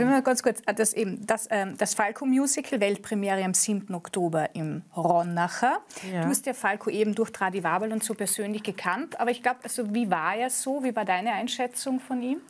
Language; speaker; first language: German; native; German